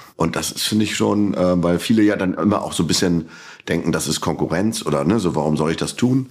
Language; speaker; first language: German; native; German